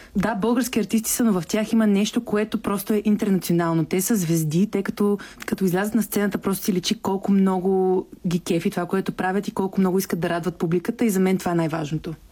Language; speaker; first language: Bulgarian; early bilingual, heritage; Bulgarian